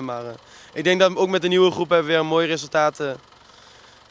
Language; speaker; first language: Dutch; native; Dutch